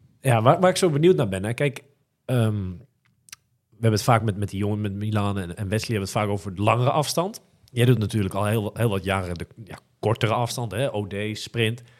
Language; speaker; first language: Dutch; native; Dutch